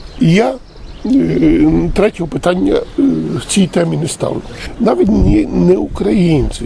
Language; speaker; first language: Ukrainian; early bilingual, heritage; Ukrainian